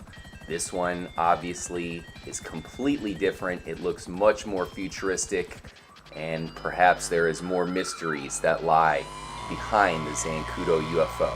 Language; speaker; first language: English; native; English